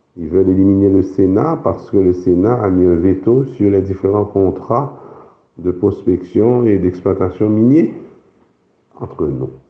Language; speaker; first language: French; non-native, local second language; Haitian Creole